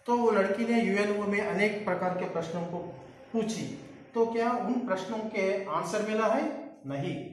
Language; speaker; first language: Hindi; non-native, local second language; Telugu